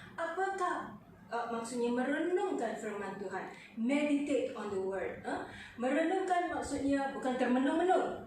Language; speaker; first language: Malay; non-native, local second language; Chinese